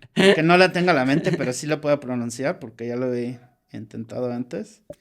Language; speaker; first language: Spanish; non-native, fluent; English